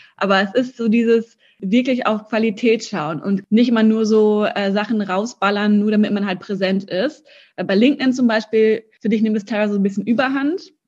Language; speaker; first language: German; early bilingual, other home language; Russian